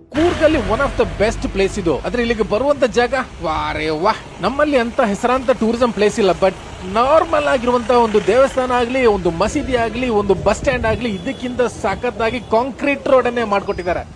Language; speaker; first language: Kannada; native; Kannada